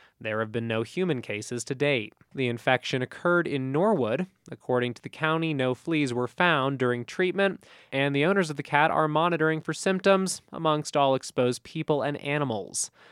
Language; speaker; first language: English; native; English